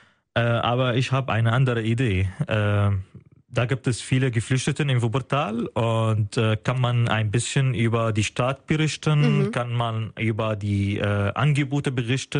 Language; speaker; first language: German; non-native, fluent; Arabic